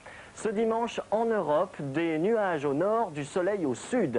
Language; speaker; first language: French; native; French